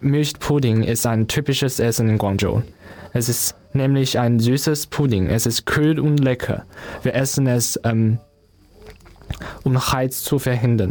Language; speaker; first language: German; non-native, learner; Chinese